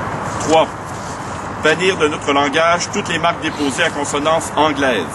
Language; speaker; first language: French; native; French